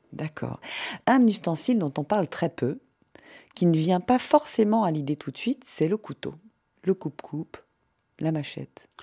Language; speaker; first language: French; native; French